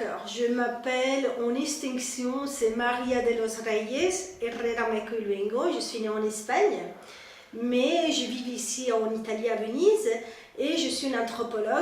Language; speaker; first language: French; non-native, fluent; Spanish